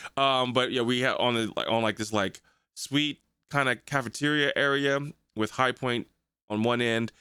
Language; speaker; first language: English; native; English